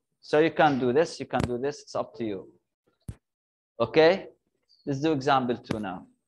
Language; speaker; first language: English; non-native, fluent; Arabic